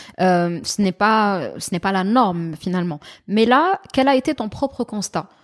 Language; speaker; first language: French; non-native, local second language; Arabic